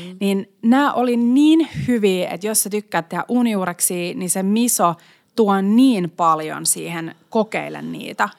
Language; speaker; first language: Finnish; non-native, local second language; Swedish